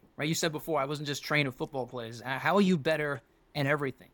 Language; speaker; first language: English; native; English